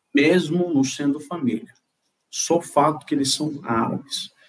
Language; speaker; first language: Portuguese; non-native, fluent; Arabic